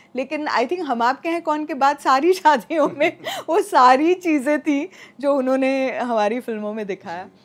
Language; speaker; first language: Hindi; non-native, local second language; Marathi